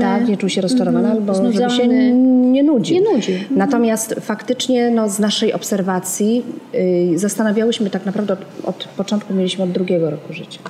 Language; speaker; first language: Polish; native; Polish